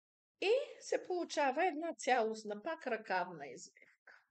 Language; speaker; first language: Bulgarian; native; Bulgarian